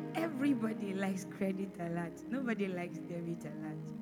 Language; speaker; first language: English; non-native, local second language; Bini